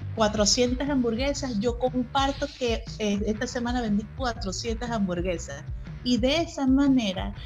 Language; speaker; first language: Spanish; native; Spanish